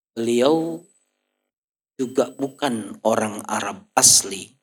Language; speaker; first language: Indonesian; non-native, fluent; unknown